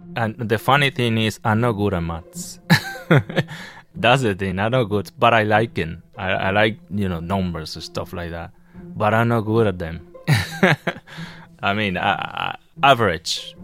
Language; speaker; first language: English; non-native, fluent; Spanish